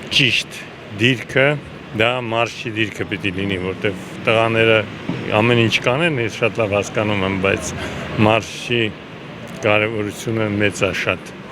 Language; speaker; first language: Armenian; native; Armenian